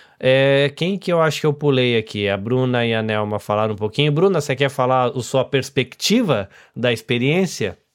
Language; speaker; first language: Portuguese; native; Portuguese